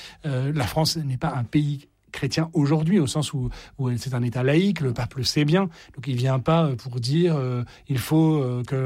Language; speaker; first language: French; native; French